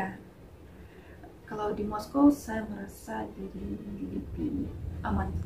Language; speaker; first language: Indonesian; non-native, fluent; Russian